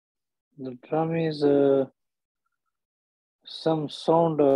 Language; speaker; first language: English; non-native, learner; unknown